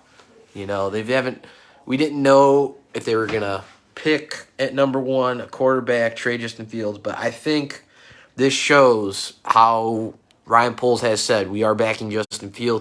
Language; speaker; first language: English; native; English